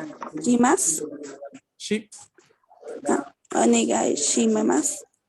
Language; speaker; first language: Japanese; non-native, learner; Spanish